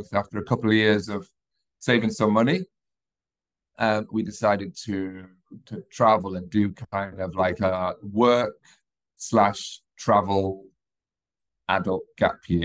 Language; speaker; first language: English; native; English